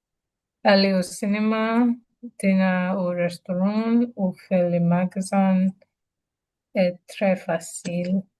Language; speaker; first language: French; non-native, learner; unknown